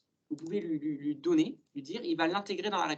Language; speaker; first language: French; native; French